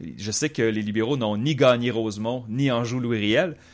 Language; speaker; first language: French; native; French